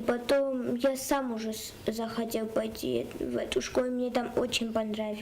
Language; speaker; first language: Russian; non-native, local second language; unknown